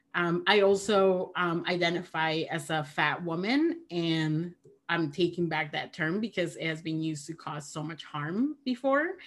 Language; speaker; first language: English; early bilingual, other home language; Spanish